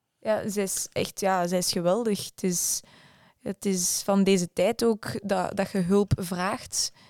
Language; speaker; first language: Dutch; native; Dutch